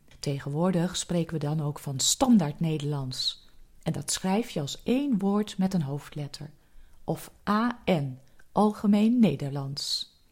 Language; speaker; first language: Dutch; native; Dutch